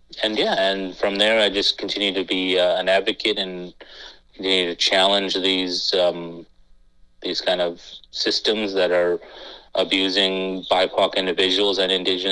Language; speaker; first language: English; native; English